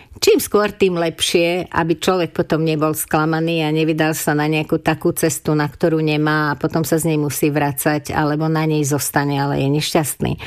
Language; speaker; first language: Slovak; non-native, local second language; Hungarian